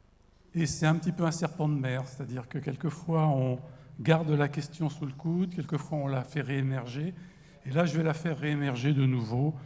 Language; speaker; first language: French; native; French